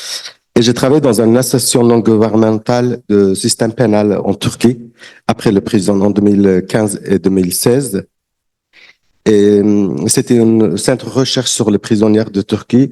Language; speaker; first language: French; non-native, learner; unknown